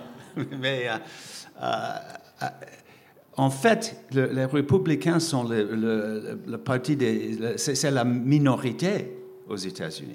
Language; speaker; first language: French; non-native, fluent; English